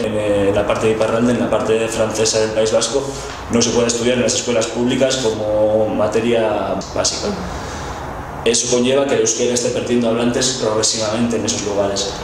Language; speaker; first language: Spanish; non-native, local second language; Basque